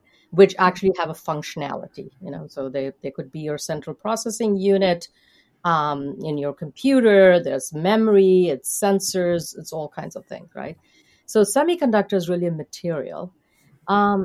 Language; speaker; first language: English; non-native, local second language; Hindi